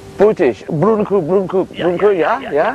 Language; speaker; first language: Dutch; non-native, learner; English